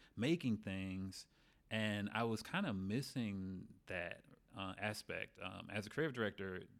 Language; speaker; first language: English; native; English